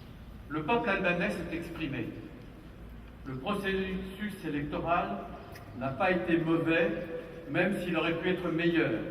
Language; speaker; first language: French; native; French